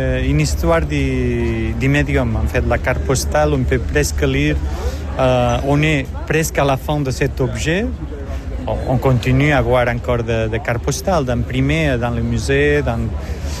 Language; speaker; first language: French; non-native, fluent; Spanish